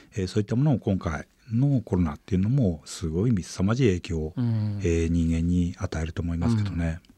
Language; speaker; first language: Japanese; native; Japanese